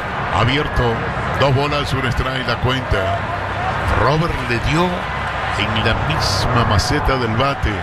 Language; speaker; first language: Spanish; native; Spanish